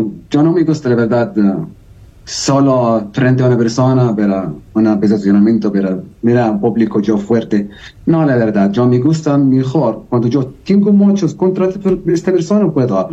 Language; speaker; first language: Spanish; non-native, learner; Arabic